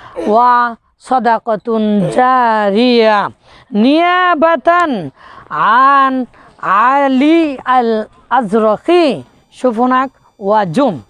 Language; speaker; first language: Arabic; non-native, fluent; Bangla